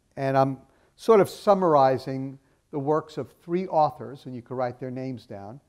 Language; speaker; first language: English; native; English